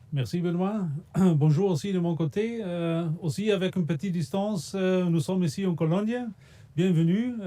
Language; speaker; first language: French; non-native, fluent; German